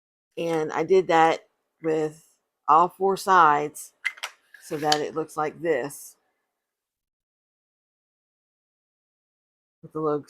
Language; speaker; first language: English; native; English